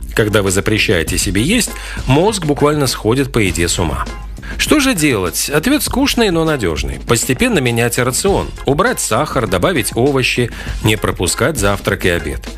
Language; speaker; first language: Russian; native; Russian